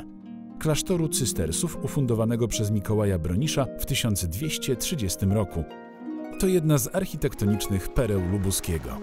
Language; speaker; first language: Polish; native; Polish